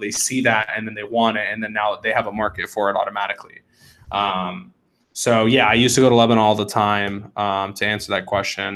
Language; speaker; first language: English; native; English